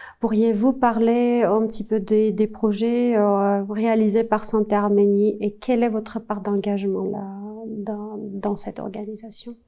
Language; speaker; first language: French; non-native, fluent; Armenian